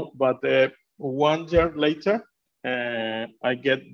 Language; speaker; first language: English; non-native, fluent; Spanish